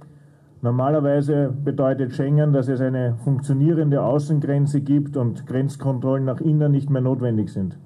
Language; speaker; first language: German; native; German